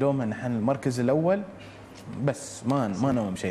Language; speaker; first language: Arabic; native; Arabic